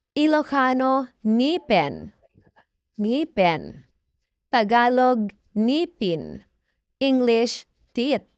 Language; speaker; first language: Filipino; non-native, local second language; Iloko